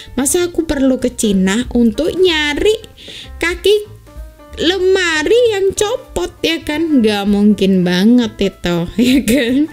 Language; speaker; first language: Indonesian; native; Indonesian